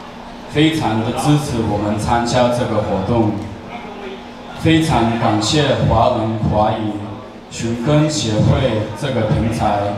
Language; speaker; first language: Chinese; early bilingual, heritage; Chinese